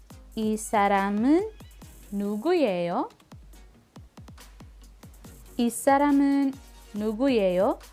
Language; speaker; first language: Korean; non-native, learner; Filipino